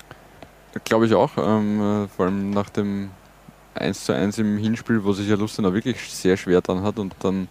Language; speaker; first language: German; native; German